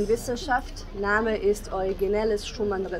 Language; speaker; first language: German; non-native, learner; Bosnian